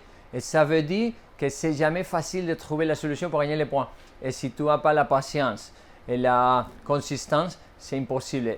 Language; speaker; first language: French; non-native, fluent; Spanish